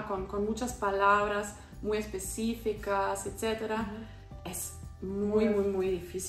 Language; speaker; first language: Spanish; non-native, fluent; German